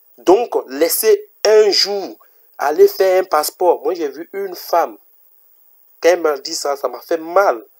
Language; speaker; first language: French; native; French